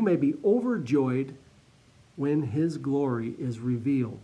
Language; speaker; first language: English; native; English